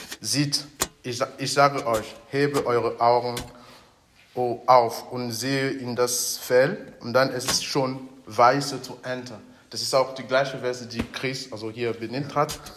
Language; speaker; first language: German; non-native, fluent; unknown